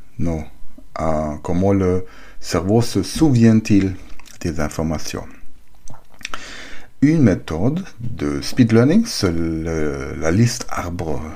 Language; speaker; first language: French; non-native, learner; German